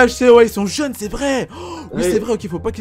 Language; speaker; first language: French; native; French